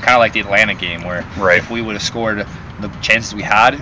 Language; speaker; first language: English; native; English